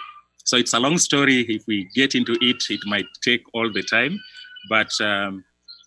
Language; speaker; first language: English; non-native, local second language; Luo (Kenya and Tanzania)